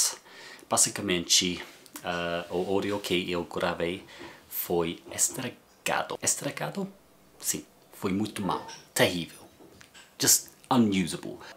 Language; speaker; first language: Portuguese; non-native, learner; English